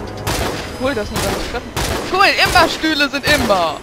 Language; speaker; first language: German; native; German